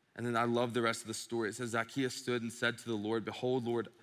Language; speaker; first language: English; native; English